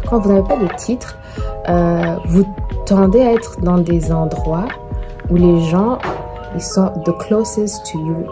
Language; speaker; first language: French; non-native, local second language; Rundi